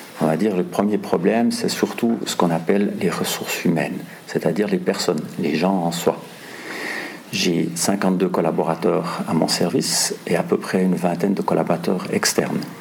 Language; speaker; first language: French; non-native, local second language; German